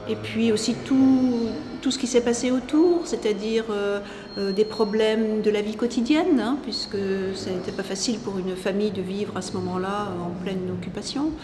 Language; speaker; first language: French; native; French